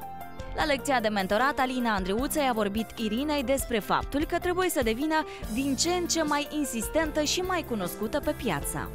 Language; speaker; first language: Romanian; native; Romanian